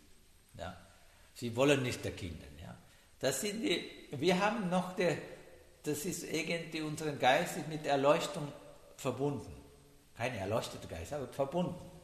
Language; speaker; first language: German; non-native, learner; Sinhala